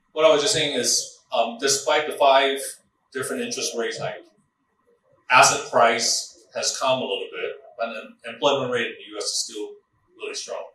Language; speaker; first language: English; non-native, local second language; Cantonese